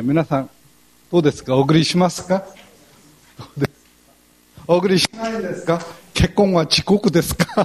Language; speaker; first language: Japanese; non-native, fluent; Korean